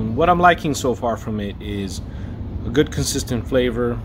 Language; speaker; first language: English; native; English